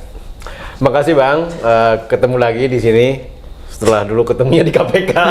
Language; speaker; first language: Indonesian; native; Indonesian